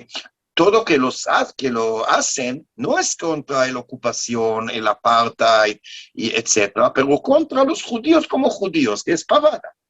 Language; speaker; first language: Spanish; non-native, learner; Hebrew